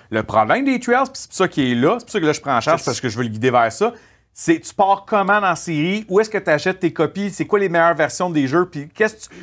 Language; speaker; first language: French; native; French